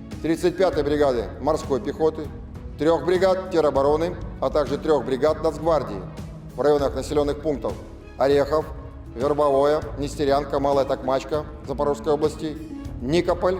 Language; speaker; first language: Russian; native; Russian